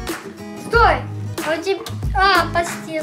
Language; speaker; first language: Russian; early bilingual, heritage; Russian